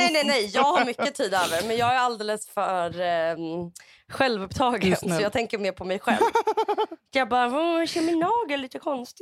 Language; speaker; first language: Swedish; native; Swedish